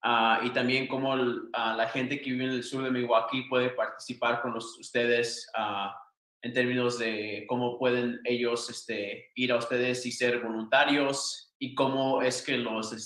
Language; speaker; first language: Spanish; early bilingual, other home language; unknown